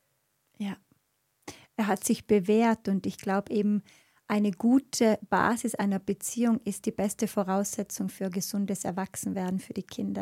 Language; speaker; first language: German; native; German